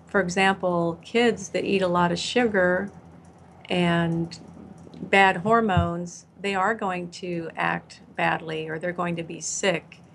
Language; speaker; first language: English; native; English